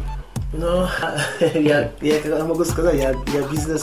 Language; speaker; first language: Russian; non-native, learner; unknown